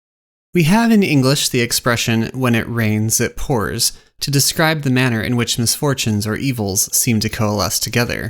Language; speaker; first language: English; native; English